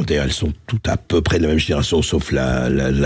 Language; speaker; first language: French; native; French